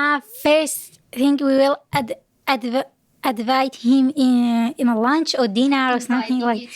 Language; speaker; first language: English; non-native, learner; Kurdish